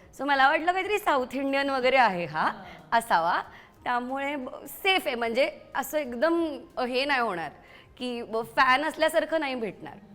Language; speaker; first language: Marathi; native; Marathi